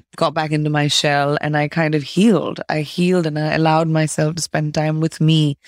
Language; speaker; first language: English; non-native, local second language; Hindi